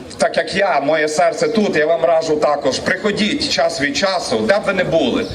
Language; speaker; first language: Ukrainian; native; Ukrainian